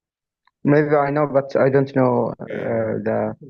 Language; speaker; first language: English; non-native, fluent; Arabic